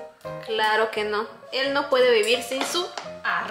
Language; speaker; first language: Spanish; native; Spanish